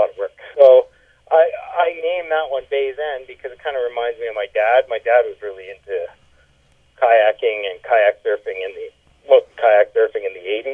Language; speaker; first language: English; native; English